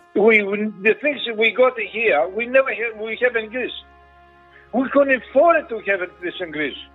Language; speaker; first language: English; non-native, learner; Greek